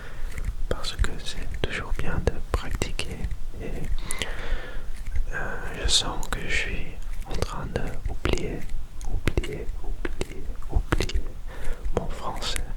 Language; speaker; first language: French; non-native, learner; Dutch